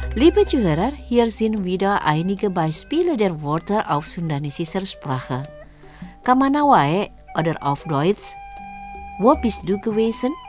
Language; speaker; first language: German; non-native, fluent; Indonesian